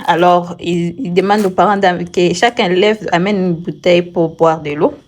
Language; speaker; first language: French; non-native, local second language; Swahili